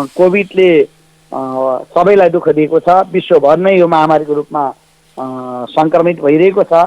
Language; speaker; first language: Nepali; non-native, local second language; Newari